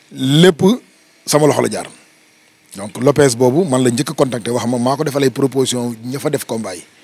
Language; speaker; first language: Wolof; native; Wolof